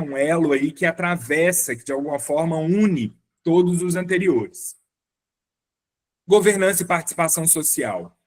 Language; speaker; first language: Portuguese; native; Portuguese